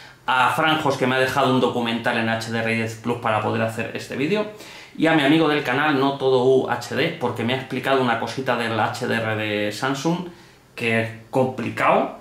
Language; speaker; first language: Spanish; native; Spanish